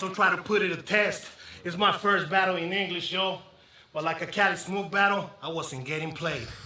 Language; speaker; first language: English; non-native, fluent; Spanish